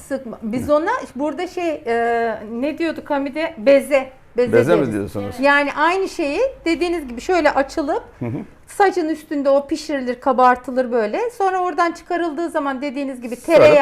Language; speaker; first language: Turkish; native; Turkish